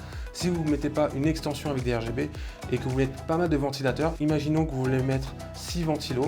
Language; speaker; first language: French; native; French